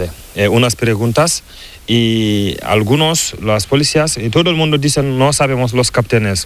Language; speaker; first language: Spanish; non-native, learner; Fula